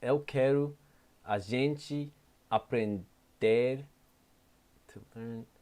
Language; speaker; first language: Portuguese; non-native, learner; English